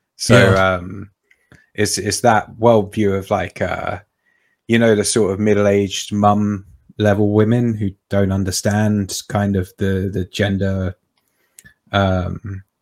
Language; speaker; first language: English; native; English